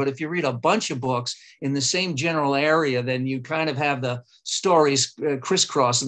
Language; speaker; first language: English; native; English